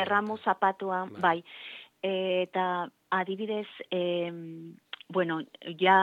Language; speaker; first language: Basque; non-native, learner; Spanish